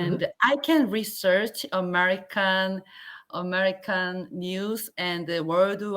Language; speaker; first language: English; non-native, learner; Korean